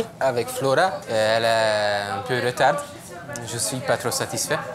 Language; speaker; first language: French; non-native, learner; Spanish